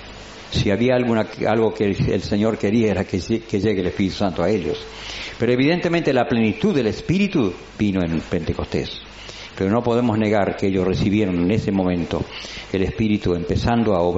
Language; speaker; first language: Spanish; native; Spanish